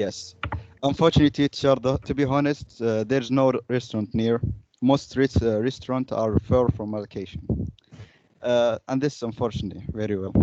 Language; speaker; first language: English; non-native, learner; Arabic